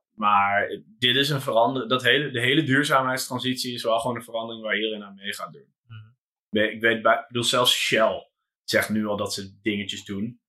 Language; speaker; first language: Dutch; native; Dutch